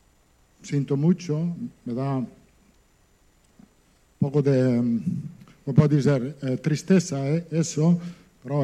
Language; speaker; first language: Portuguese; non-native, learner; Italian